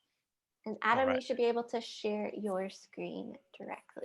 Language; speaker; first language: English; native; English